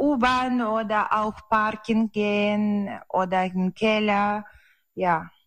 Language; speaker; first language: German; non-native, learner; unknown